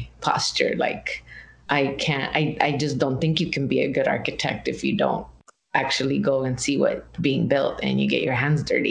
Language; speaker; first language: English; native; English